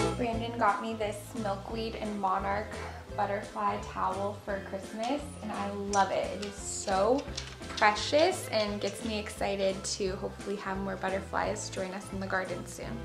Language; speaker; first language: English; native; English